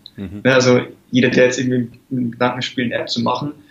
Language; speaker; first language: German; native; German